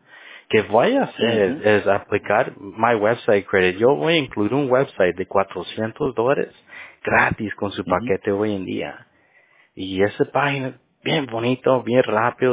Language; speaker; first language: Spanish; early bilingual, heritage; Spanish